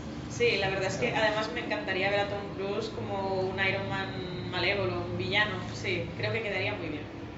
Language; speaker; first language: Spanish; native; Spanish